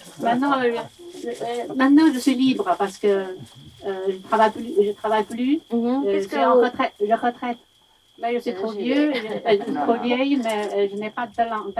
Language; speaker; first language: French; non-native, learner; Chinese